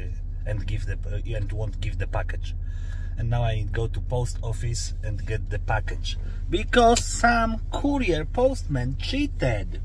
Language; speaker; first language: English; non-native, learner; Polish